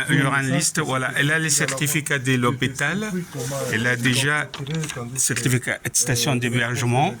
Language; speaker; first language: French; non-native, fluent; Arabic